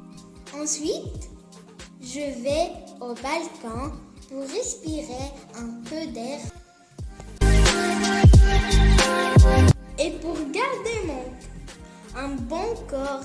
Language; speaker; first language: French; non-native, learner; Arabic